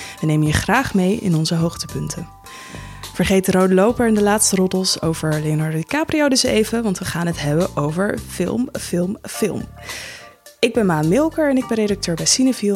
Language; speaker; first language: Dutch; native; Dutch